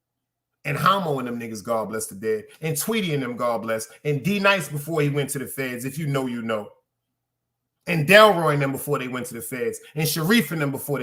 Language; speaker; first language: English; native; English